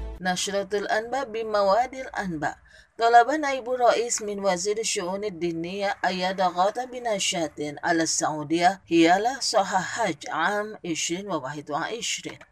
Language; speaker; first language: Arabic; non-native, fluent; Indonesian